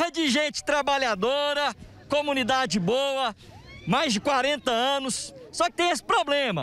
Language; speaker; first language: Portuguese; native; Portuguese